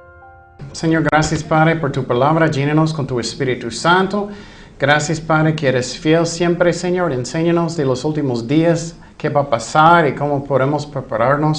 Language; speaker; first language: Spanish; non-native, fluent; English